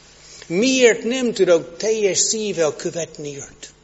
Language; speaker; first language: Hungarian; non-native, fluent; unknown